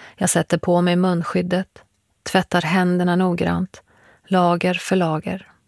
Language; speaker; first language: Swedish; early bilingual, other home language; Persian